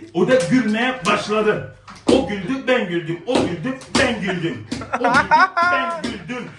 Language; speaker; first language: Turkish; non-native, fluent; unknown